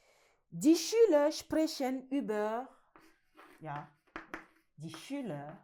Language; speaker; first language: German; non-native, learner; French